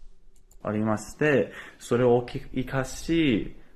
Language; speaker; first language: Japanese; non-native, fluent; English